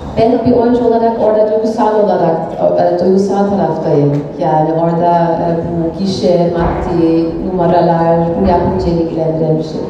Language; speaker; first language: Turkish; non-native, fluent; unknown